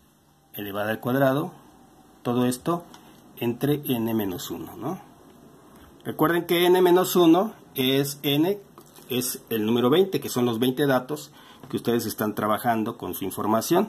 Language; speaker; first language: Spanish; native; Spanish